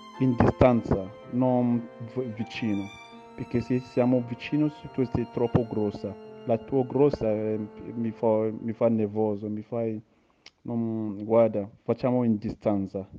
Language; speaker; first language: Italian; non-native, learner; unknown